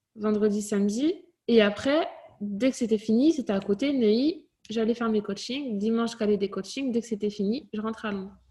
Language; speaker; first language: French; native; French